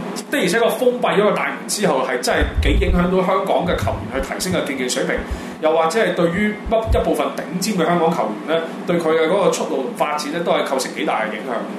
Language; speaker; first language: Cantonese; native; Cantonese